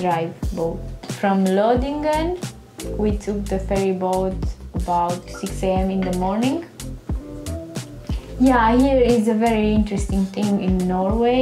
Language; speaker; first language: English; non-native, learner; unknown